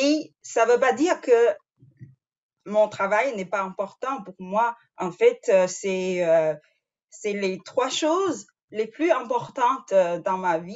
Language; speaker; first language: French; non-native, fluent; Chinese